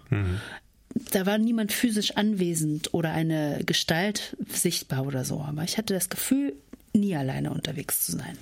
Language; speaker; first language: German; native; German